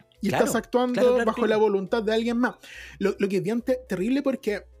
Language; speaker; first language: Spanish; native; Spanish